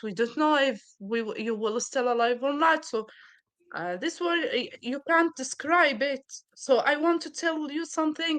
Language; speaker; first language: English; non-native, learner; Arabic